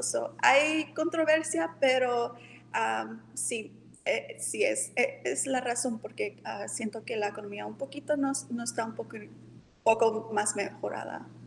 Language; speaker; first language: Spanish; early bilingual, heritage; Spanish